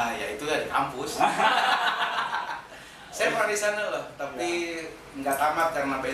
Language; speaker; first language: Indonesian; native; Indonesian